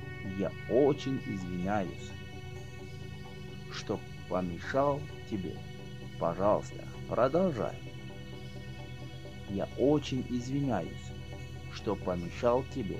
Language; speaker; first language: Russian; non-native, learner; Tajik